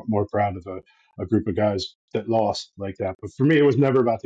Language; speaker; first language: English; native; English